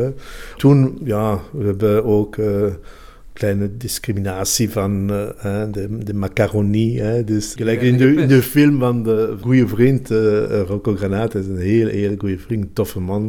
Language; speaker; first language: Dutch; non-native, local second language; Italian